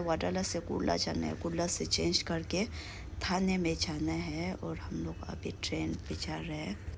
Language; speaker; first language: Hindi; non-native, fluent; Tibetan